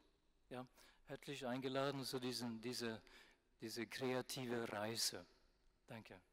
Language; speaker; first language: German; non-native, fluent; Swedish